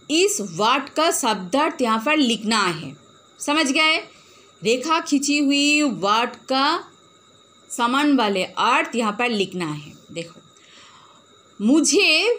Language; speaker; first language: Hindi; non-native, local second language; Bangla